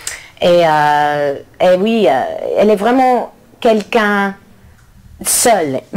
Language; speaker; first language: French; non-native, learner; English